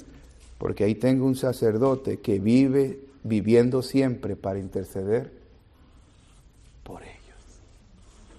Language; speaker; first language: Spanish; native; Spanish